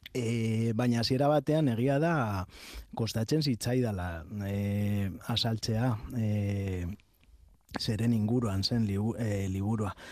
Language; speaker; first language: Basque; non-native, local second language; Spanish